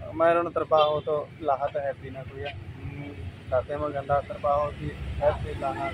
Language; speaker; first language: Filipino; non-native, learner; Punjabi